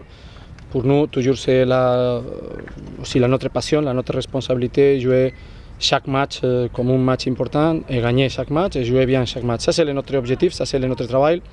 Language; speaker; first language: French; non-native, learner; Spanish